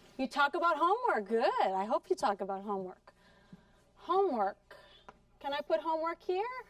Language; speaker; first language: English; non-native, fluent; Spanish